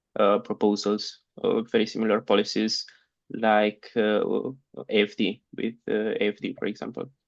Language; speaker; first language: English; non-native, fluent; Romanian